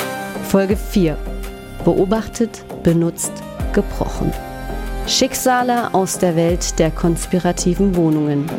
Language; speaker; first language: German; native; German